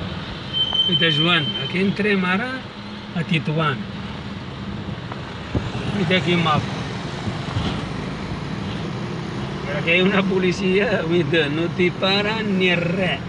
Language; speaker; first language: Catalan; non-native, learner; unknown